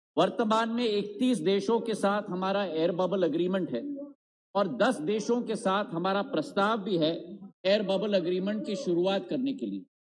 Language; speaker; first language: Hindi; native; Hindi